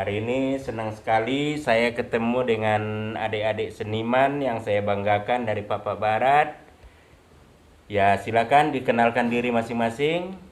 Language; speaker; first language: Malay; non-native, local second language; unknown